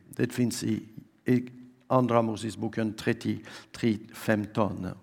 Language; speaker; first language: Swedish; non-native, fluent; French